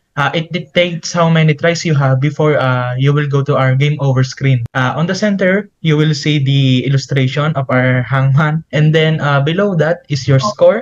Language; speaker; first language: English; non-native, local second language; Filipino